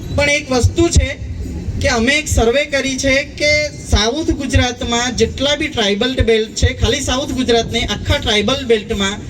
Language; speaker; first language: Gujarati; non-native, local second language; Gamit